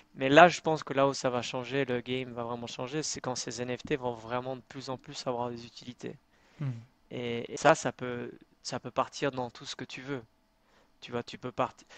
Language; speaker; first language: French; native; French